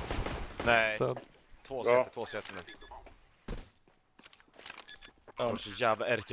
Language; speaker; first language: Swedish; native; Swedish